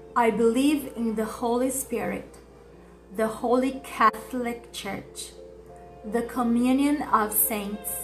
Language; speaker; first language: English; non-native, fluent; Portuguese